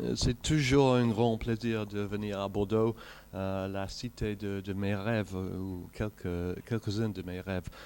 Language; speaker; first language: French; non-native, fluent; English